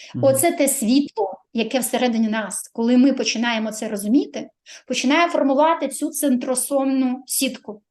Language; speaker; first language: Ukrainian; non-native, local second language; Russian